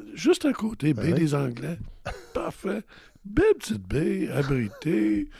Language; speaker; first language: French; native; French